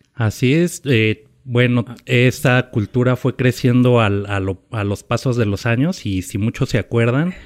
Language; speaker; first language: Spanish; native; Spanish